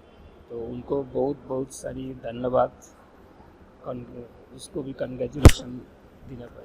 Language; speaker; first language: Hindi; non-native, local second language; Bangla